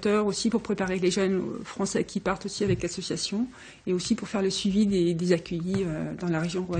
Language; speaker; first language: French; native; French